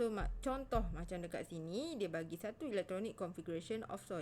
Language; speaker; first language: Malay; native; Malay